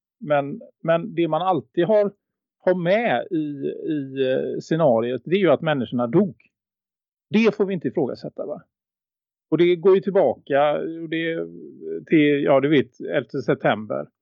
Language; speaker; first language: Swedish; native; Swedish